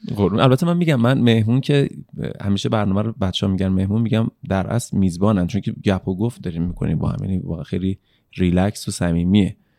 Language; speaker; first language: Persian; native; Persian